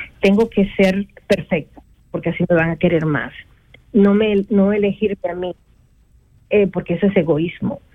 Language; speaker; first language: Spanish; native; Spanish